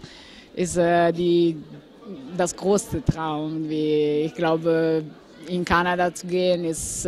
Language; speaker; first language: German; non-native, fluent; Italian